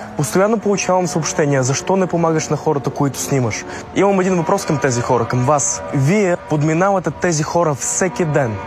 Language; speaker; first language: Bulgarian; early bilingual, other home language; Russian